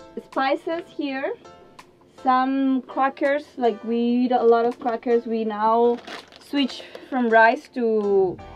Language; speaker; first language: English; non-native, fluent; Spanish